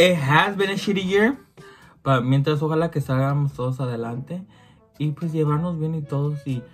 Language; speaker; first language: Spanish; early bilingual, heritage; Spanish